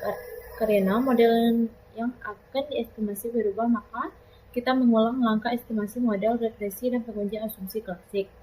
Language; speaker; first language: Indonesian; native; Indonesian